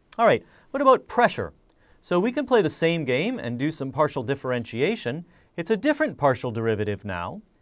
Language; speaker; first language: English; native; English